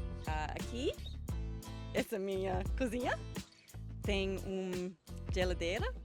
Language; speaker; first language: Portuguese; non-native, learner; English